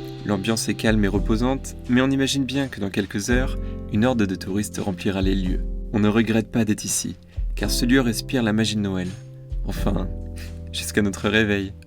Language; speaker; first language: French; native; French